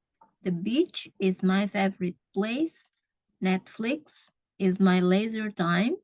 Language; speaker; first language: English; non-native, fluent; Indonesian